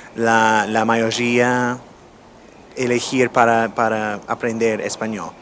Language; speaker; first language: Spanish; non-native, fluent; English